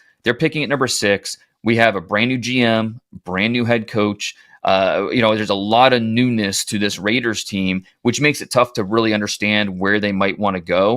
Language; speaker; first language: English; native; English